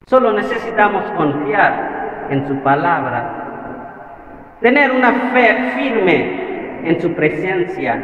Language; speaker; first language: Spanish; non-native, fluent; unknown